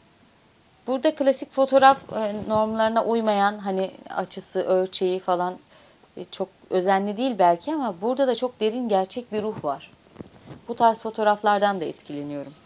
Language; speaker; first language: Turkish; native; Turkish